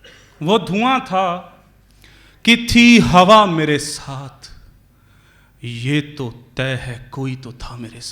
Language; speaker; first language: Hindi; native; Hindi